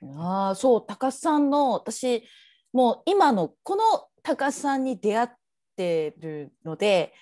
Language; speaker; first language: Japanese; native; Japanese